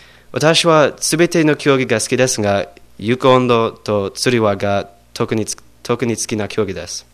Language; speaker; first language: Japanese; non-native, learner; English